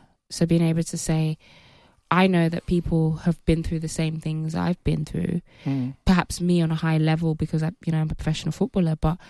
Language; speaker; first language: English; native; English